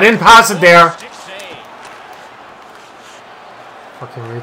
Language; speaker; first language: English; native; English